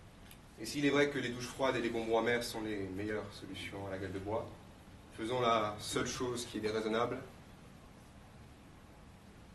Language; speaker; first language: French; native; French